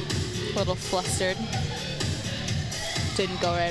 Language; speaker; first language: English; native; English